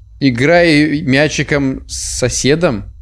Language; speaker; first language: Russian; native; Russian